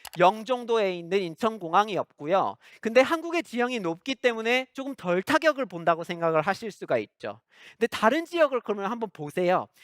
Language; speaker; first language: Korean; non-native, fluent; English